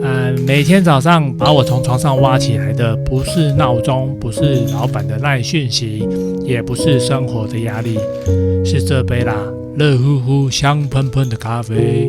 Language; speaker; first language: Chinese; native; Chinese